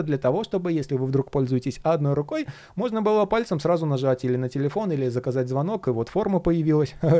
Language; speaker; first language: Russian; native; Russian